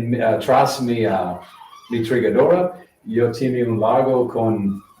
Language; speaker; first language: Spanish; non-native, learner; English